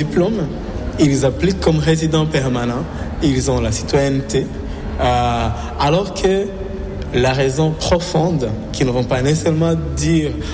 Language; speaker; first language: French; non-native, local second language; Kinyarwanda